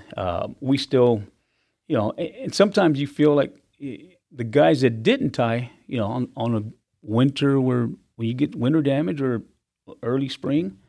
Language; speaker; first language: English; native; English